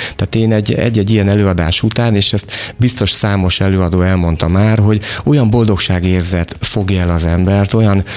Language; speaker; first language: Hungarian; native; Hungarian